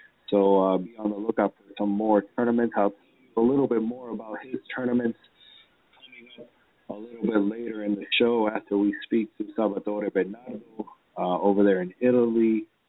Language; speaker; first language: English; early bilingual, other home language; Spanish